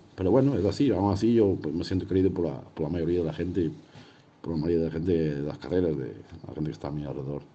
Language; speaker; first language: Spanish; early bilingual, other home language; Portuguese